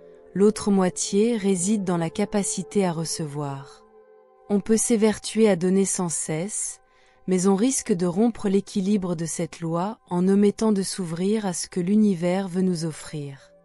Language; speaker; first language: French; native; French